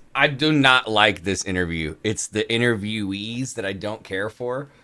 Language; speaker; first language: English; native; English